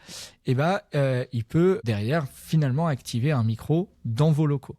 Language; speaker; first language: French; native; French